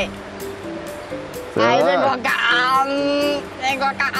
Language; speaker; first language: Norwegian; native; Norwegian